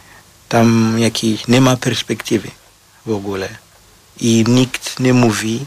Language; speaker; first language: Polish; non-native, fluent; Shona